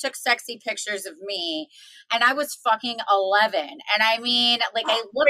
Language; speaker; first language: English; native; English